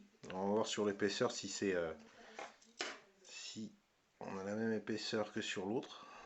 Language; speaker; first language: French; native; French